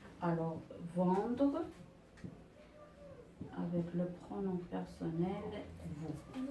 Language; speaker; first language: French; non-native, local second language; Arabic